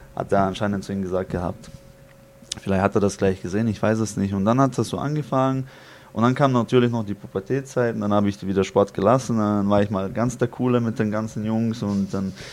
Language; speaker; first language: German; early bilingual, other home language; Chechen